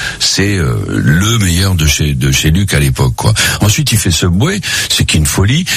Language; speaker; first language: French; non-native, local second language; Spanish